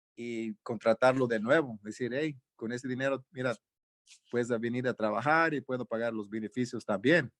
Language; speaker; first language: Spanish; early bilingual, heritage; Spanish